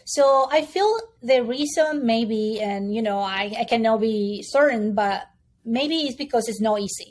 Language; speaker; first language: English; non-native, fluent; Spanish